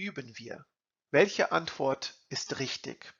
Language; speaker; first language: German; non-native, fluent; English